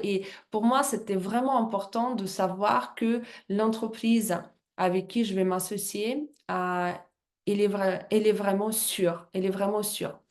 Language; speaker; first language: French; non-native, fluent; Russian